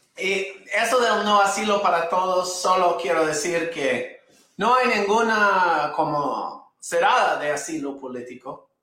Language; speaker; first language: Spanish; non-native, fluent; English